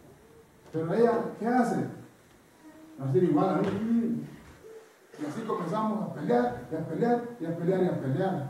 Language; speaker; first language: Spanish; non-native, fluent; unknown